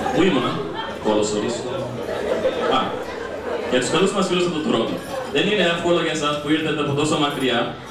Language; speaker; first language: Greek; early bilingual, other home language; English